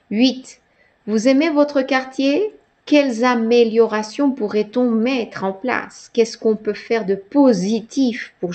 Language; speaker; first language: French; non-native, fluent; Spanish